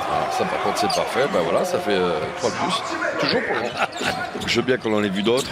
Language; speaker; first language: French; native; French